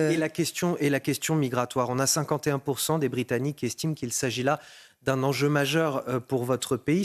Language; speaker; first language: French; native; French